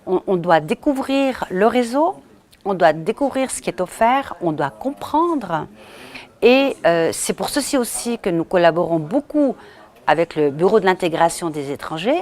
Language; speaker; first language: French; native; French